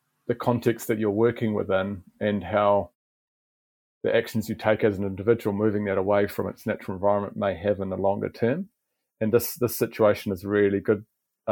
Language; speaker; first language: English; native; English